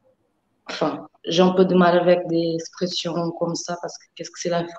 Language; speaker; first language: French; non-native, fluent; Portuguese